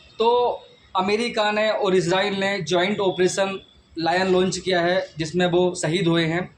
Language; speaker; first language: Hindi; native; Hindi